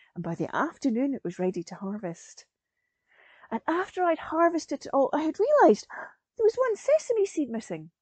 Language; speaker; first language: English; native; English